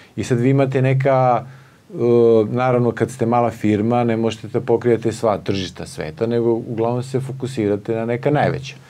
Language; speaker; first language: Serbian; native; Serbian